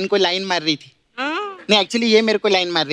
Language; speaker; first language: Hindi; native; Hindi